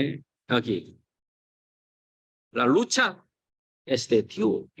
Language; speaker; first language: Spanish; non-native, learner; Korean